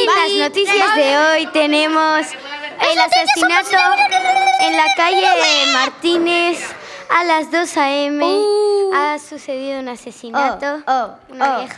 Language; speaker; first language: Spanish; native; Spanish